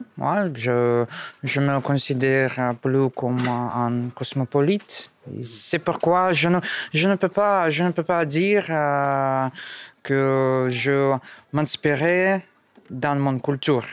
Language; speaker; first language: French; non-native, learner; Russian